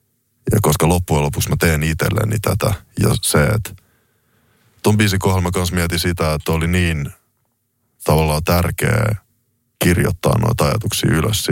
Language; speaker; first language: Finnish; native; Finnish